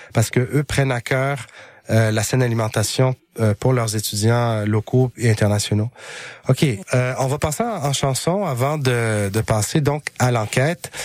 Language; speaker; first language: French; native; French